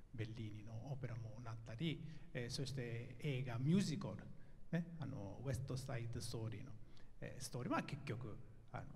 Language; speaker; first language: Japanese; non-native, fluent; Italian